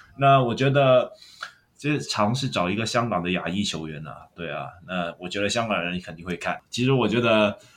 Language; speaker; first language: Chinese; non-native, local second language; Cantonese